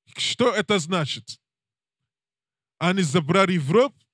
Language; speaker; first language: Russian; non-native, learner; English